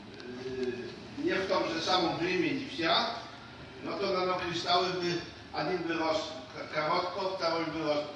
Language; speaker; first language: Russian; non-native, fluent; Polish